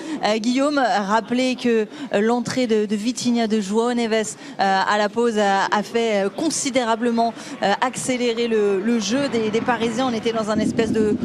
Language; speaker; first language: French; native; French